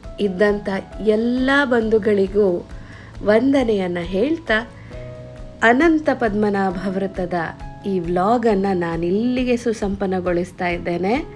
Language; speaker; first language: Kannada; non-native, local second language; Tulu